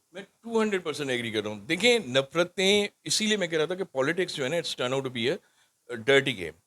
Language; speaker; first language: Urdu; non-native, local second language; Sindhi